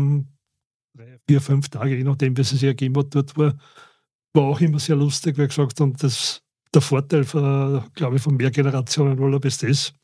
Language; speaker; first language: German; native; German